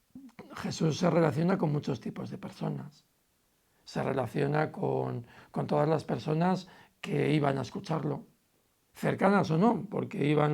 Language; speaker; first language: Spanish; native; Spanish